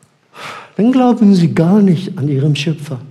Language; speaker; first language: German; non-native, fluent; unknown